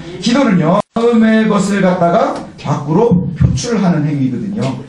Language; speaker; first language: Korean; native; Korean